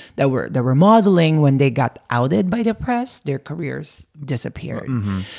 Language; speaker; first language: English; non-native, local second language; Filipino